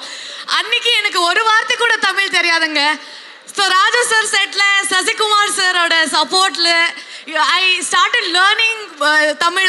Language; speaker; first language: Tamil; non-native, learner; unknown